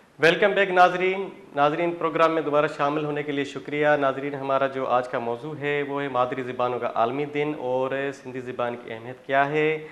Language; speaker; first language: Urdu; non-native, local second language; Sindhi